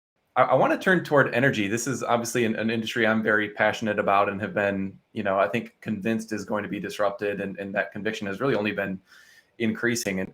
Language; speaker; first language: English; native; English